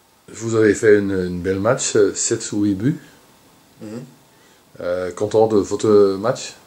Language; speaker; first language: French; non-native, local second language; Dutch